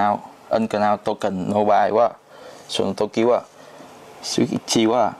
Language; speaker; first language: Japanese; non-native, learner; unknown